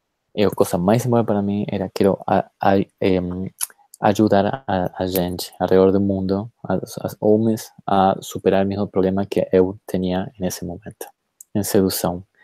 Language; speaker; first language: Portuguese; non-native, fluent; Spanish